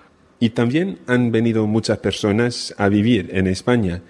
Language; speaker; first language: Spanish; non-native, fluent; English